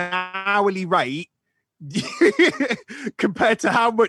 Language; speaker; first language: English; native; English